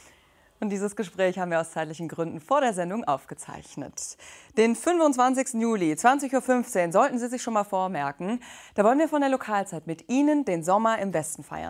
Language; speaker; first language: German; native; German